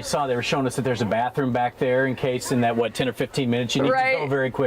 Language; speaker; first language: English; native; English